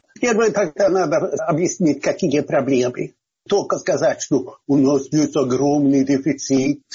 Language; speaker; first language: Russian; non-native, fluent; Swedish